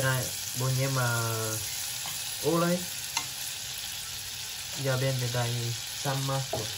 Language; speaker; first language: Polish; non-native, learner; Vietnamese